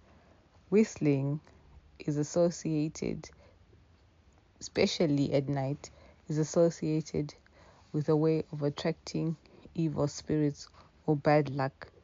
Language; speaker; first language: English; non-native, local second language; Shona